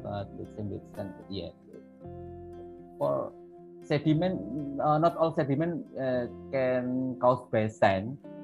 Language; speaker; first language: English; non-native, fluent; Indonesian